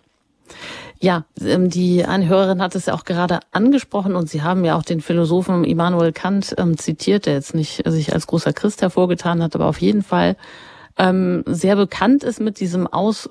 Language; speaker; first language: German; native; German